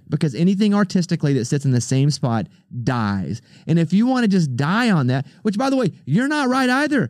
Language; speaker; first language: English; native; English